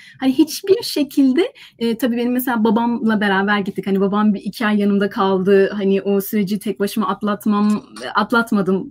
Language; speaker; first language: Turkish; native; Turkish